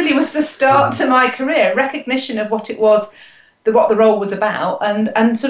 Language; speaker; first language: English; native; English